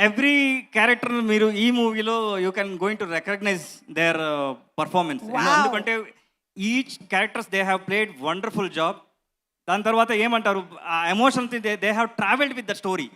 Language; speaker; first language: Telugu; non-native, learner; Kannada